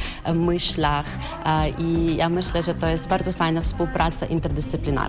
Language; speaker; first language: Polish; non-native, fluent; Ukrainian